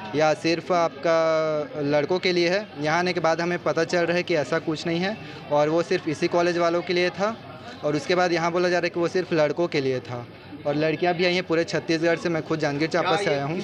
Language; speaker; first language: Hindi; native; Hindi